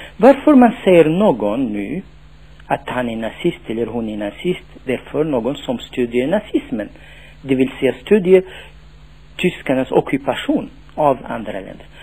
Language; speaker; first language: Swedish; non-native, fluent; Tachelhit